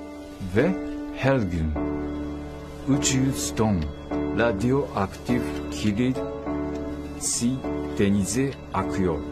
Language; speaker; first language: Turkish; non-native, learner; Japanese